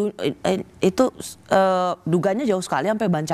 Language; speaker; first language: Indonesian; native; Indonesian